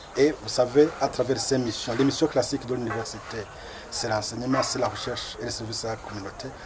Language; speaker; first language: French; non-native, local second language; Rundi